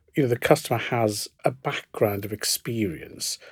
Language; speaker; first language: English; native; English